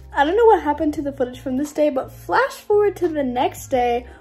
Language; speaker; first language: English; native; English